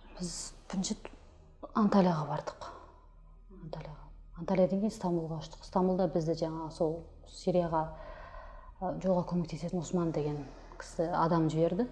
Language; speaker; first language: Kazakh; native; Kazakh